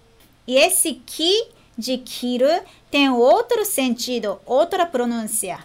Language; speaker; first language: Portuguese; non-native, fluent; Japanese